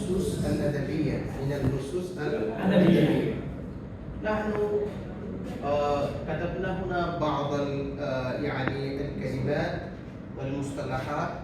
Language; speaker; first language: Arabic; non-native, fluent; Bangla